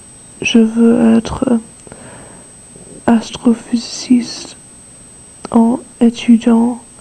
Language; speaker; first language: French; non-native, learner; English